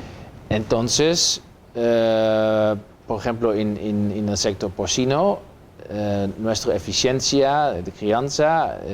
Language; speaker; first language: Spanish; non-native, fluent; Dutch